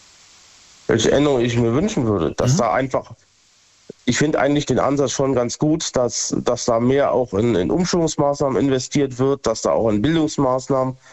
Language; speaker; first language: German; native; German